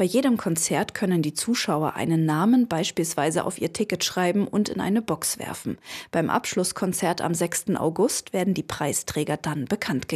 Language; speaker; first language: German; native; German